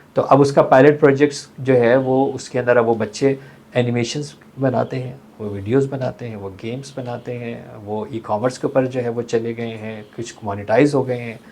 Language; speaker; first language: Urdu; native; Urdu